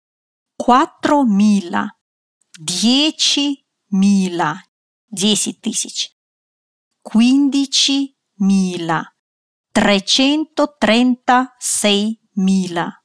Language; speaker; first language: Italian; non-native, fluent; Russian